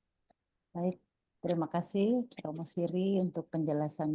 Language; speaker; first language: Indonesian; native; Indonesian